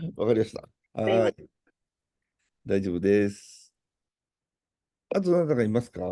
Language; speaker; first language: Japanese; native; Japanese